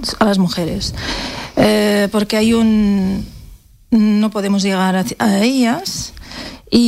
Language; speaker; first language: Spanish; native; Spanish